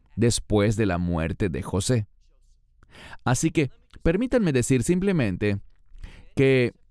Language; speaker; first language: Spanish; non-native, fluent; Hebrew